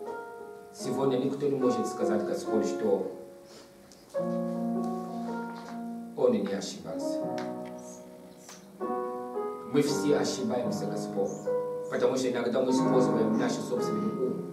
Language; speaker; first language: Russian; non-native, fluent; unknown